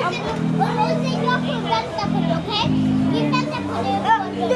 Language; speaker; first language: Swedish; early bilingual, other home language; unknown